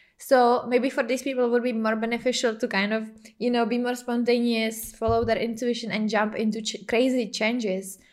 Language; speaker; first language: English; non-native, fluent; Czech